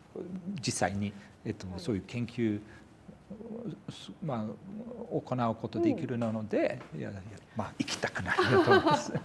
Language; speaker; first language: Japanese; non-native, fluent; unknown